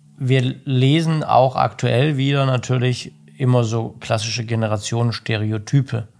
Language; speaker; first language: German; native; German